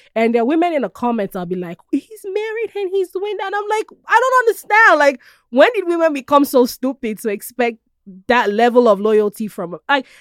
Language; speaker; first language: English; non-native, local second language; Yoruba